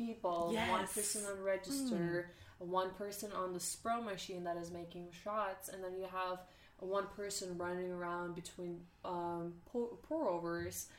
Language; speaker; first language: English; non-native, fluent; Russian